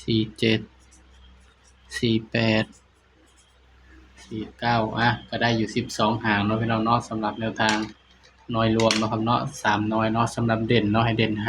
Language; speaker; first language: Thai; non-native, local second language; Lao